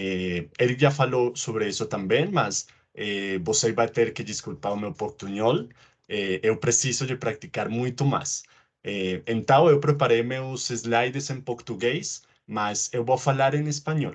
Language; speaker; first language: Portuguese; non-native, learner; Spanish